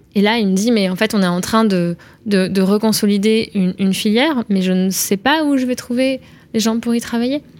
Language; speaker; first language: French; native; French